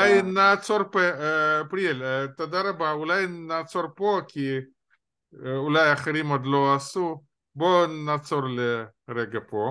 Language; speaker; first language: Hebrew; non-native, fluent; Russian